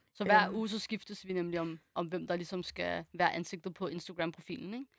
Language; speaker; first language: Danish; early bilingual, other home language; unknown